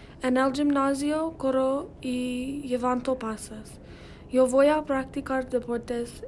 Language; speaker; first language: Spanish; non-native, learner; English